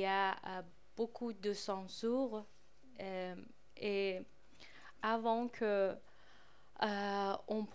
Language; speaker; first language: French; non-native, fluent; Persian